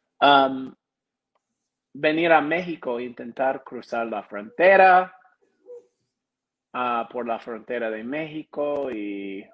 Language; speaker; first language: Spanish; non-native, learner; English